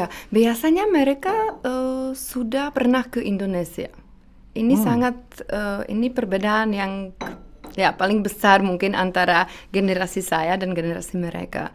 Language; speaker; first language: Indonesian; non-native, fluent; Czech